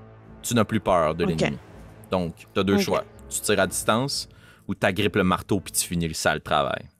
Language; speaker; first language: French; native; French